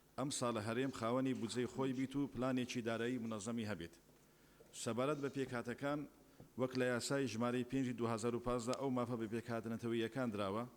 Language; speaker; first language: Central Kurdish; non-native, local second language; Turkish